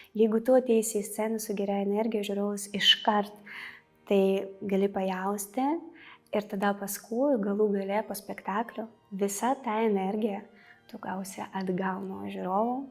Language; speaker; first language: Lithuanian; non-native, fluent; Russian